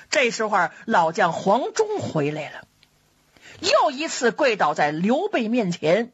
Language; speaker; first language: Chinese; native; Chinese